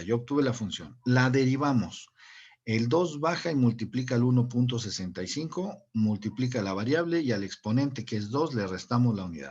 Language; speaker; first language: Spanish; native; Spanish